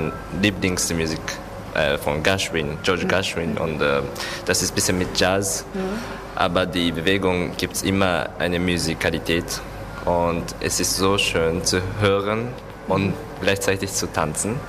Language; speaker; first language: German; non-native, learner; Japanese